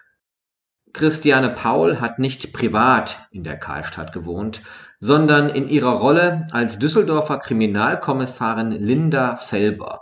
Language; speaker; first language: German; native; German